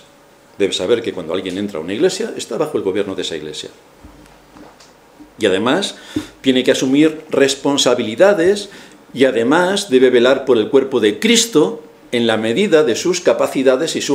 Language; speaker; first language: Spanish; native; Spanish